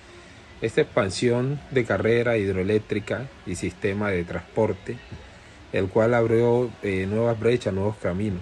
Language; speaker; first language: Spanish; native; Spanish